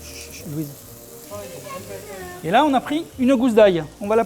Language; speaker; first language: French; native; French